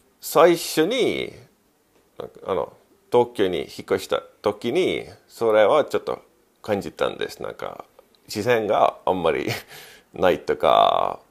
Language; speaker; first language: Japanese; non-native, fluent; Estonian